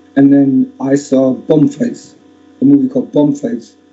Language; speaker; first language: English; native; English